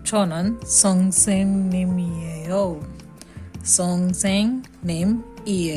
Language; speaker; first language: Korean; non-native, fluent; Hindi